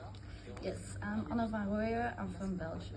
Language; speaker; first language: English; non-native, fluent; Dutch